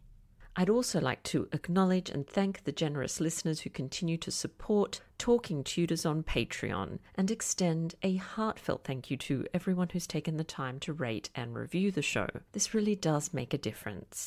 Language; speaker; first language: English; native; English